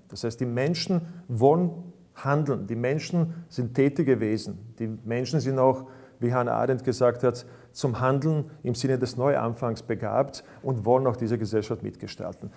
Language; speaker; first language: German; non-native, fluent; Bosnian